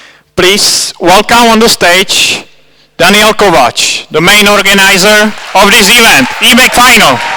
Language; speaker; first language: English; non-native, fluent; Czech